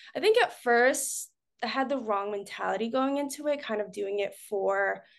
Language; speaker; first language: English; early bilingual, other home language; Spanish